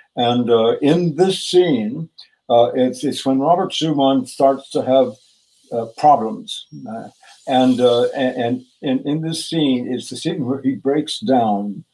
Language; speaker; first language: English; native; English